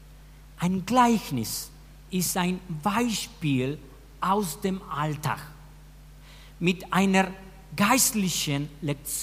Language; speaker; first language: German; non-native, fluent; Spanish